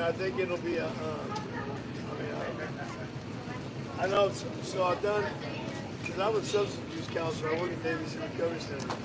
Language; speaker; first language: English; native; English